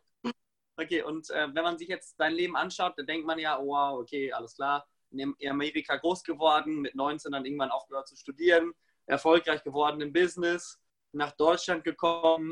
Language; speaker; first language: German; native; German